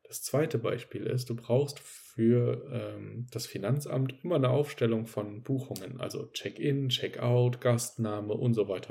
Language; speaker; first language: German; native; German